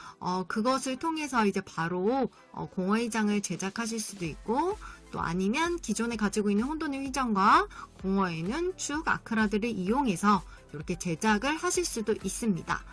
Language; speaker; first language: Korean; native; Korean